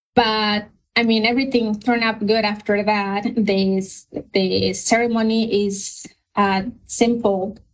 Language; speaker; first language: English; non-native, fluent; Spanish